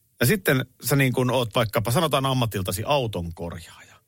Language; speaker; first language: Finnish; native; Finnish